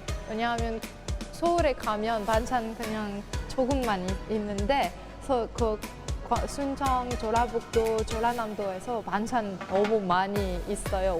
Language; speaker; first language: Korean; non-native, learner; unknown